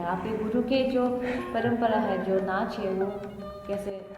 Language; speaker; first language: Hindi; non-native, local second language; Assamese